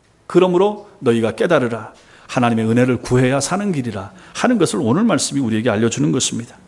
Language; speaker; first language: Korean; native; Korean